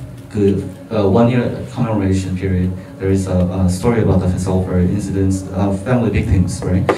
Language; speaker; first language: English; non-native, fluent; Korean